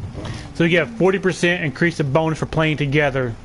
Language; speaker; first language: English; native; English